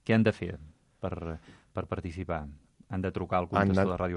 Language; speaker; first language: Catalan; native; Catalan